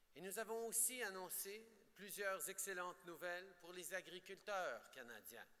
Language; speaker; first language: French; native; French